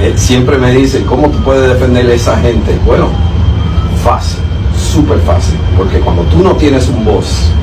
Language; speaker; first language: Spanish; early bilingual, heritage; Spanish